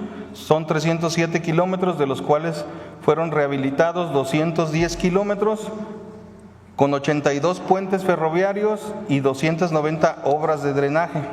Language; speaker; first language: Spanish; native; Spanish